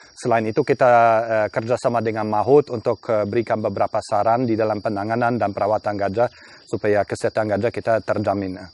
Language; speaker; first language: Indonesian; non-native, fluent; German